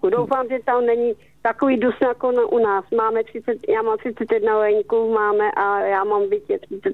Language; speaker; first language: Czech; native; Czech